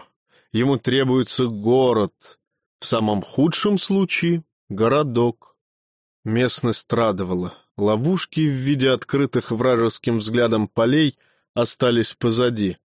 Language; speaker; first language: Russian; native; Russian